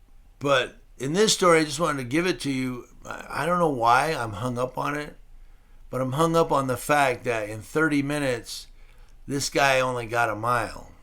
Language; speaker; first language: English; native; English